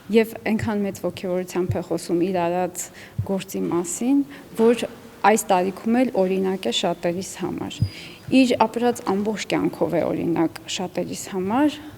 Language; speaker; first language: Armenian; native; Armenian